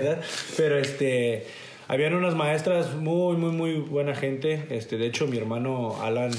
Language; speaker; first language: Spanish; early bilingual, heritage; Spanish